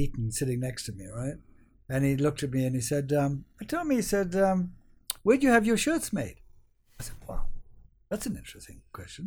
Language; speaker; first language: English; native; English